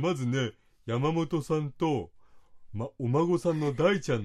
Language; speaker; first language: Japanese; native; Japanese